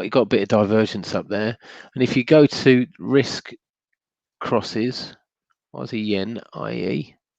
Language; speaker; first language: English; native; English